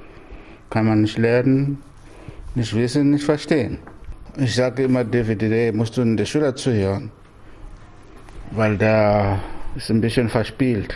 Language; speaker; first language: German; non-native, fluent; Portuguese